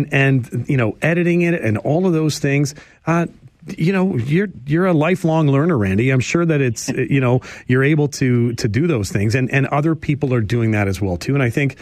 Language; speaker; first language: English; native; English